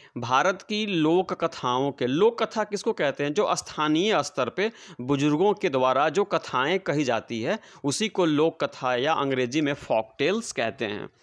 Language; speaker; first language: Hindi; non-native, local second language; Bhojpuri